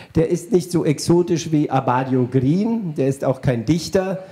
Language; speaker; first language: German; native; German